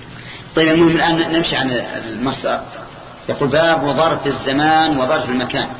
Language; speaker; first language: Arabic; native; Arabic